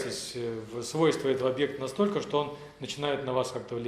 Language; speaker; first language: Russian; native; Russian